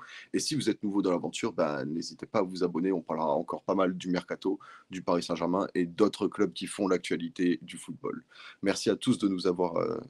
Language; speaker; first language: French; native; French